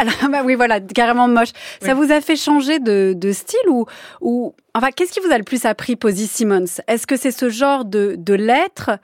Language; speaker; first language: French; native; French